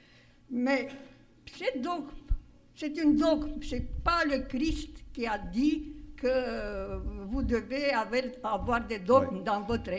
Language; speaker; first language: French; non-native, fluent; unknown